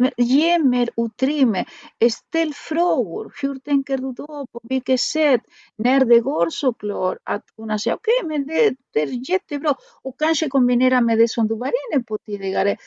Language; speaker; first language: Swedish; non-native, fluent; Spanish